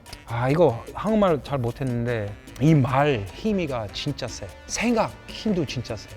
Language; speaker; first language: Korean; non-native, fluent; English